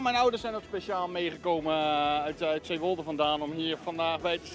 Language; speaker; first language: Dutch; native; Dutch